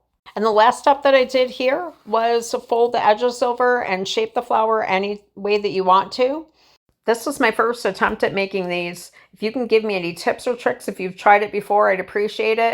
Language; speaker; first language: English; native; English